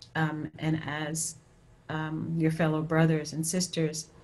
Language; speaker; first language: English; native; English